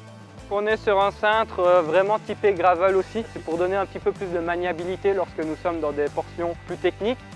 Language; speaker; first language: French; native; French